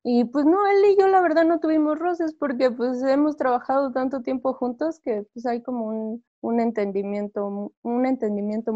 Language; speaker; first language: Spanish; native; Spanish